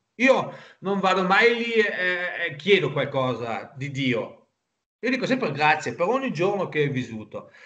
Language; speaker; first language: Italian; non-native, local second language; German